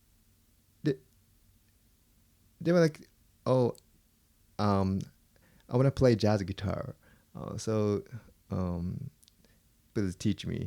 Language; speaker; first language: English; non-native, fluent; Japanese